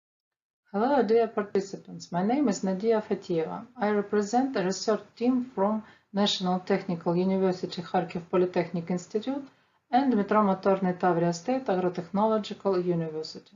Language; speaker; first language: English; non-native, fluent; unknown